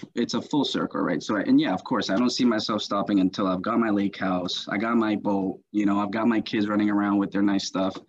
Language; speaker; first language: English; native; English